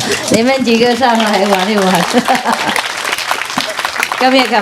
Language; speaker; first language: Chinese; non-native, fluent; Vietnamese